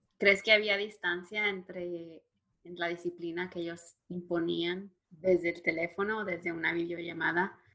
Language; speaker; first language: Spanish; native; Spanish